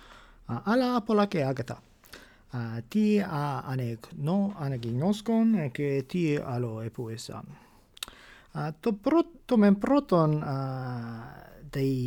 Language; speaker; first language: Greek; non-native, fluent; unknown